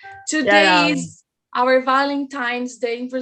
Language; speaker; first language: English; non-native, learner; Portuguese